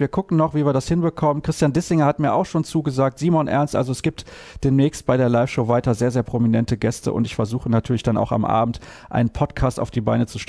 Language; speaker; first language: German; native; German